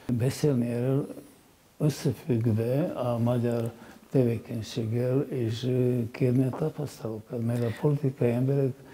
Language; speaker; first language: Hungarian; non-native, fluent; Slovak